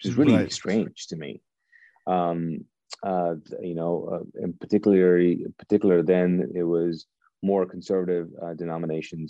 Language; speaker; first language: English; non-native, fluent; Urdu